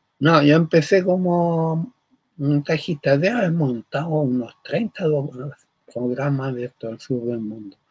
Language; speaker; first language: Spanish; early bilingual, other home language; German